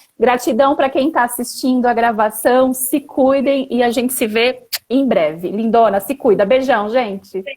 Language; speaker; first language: Portuguese; native; Portuguese